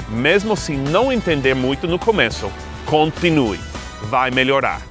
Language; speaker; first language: Portuguese; non-native, fluent; English